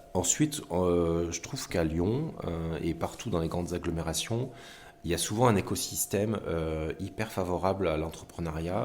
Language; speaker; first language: French; native; French